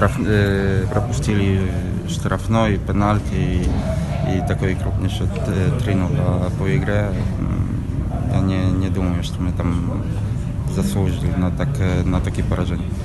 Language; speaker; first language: Russian; non-native, fluent; Polish